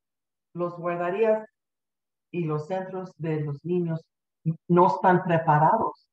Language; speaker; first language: Spanish; early bilingual, heritage; Spanish